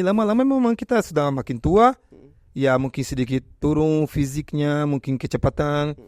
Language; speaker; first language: Indonesian; non-native, fluent; Portuguese